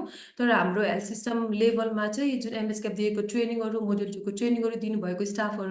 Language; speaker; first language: Nepali; native; Nepali